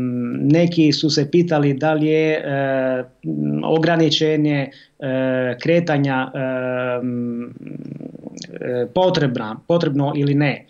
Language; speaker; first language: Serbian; non-native, fluent; Italian